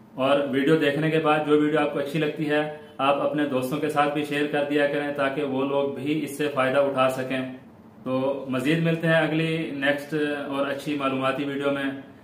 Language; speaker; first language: Urdu; non-native, local second language; Saraiki